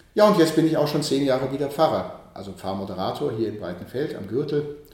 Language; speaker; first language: German; native; German